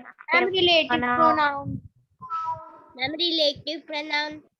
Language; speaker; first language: English; non-native, learner; Hindi